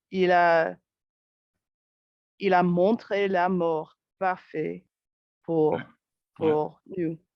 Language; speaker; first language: French; non-native, learner; English